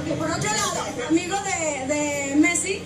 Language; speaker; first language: Spanish; native; Spanish